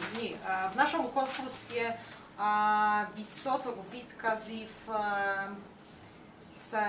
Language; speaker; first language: Ukrainian; non-native, fluent; Polish